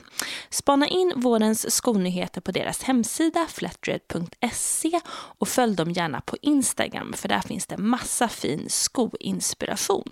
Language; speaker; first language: Swedish; native; Swedish